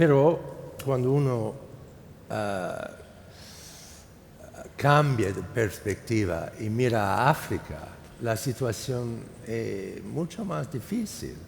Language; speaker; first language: Spanish; non-native, fluent; English